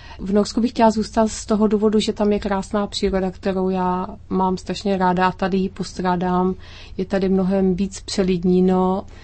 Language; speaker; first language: Czech; native; Czech